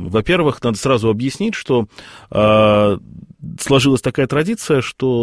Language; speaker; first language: Russian; native; Russian